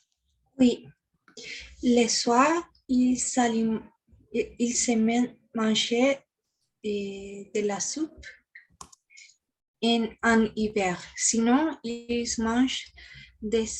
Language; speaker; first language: French; non-native, learner; Spanish